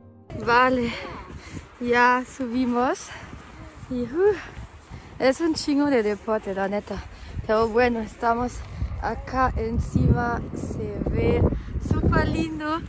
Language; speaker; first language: Spanish; non-native, fluent; German